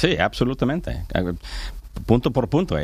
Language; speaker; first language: Spanish; non-native, learner; English